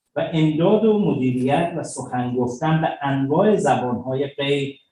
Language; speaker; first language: Persian; native; Persian